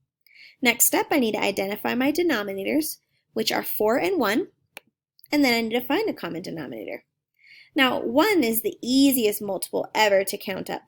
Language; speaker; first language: English; native; English